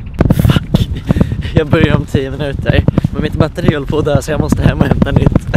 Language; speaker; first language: Swedish; native; Swedish